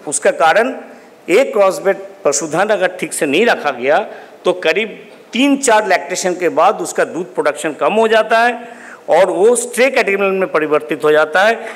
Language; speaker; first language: Hindi; non-native, local second language; Bangla